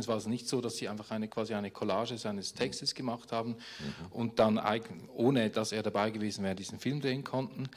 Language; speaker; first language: German; native; German